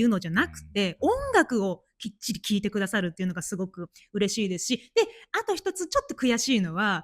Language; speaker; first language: Japanese; native; Japanese